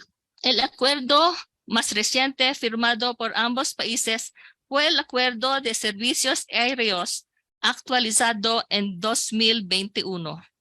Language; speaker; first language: Spanish; non-native, local second language; Filipino